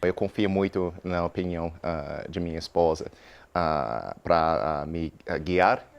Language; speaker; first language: Portuguese; non-native, fluent; English